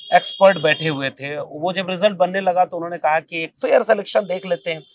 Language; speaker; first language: Hindi; native; Hindi